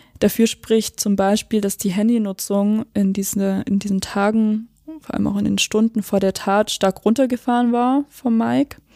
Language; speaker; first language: German; native; German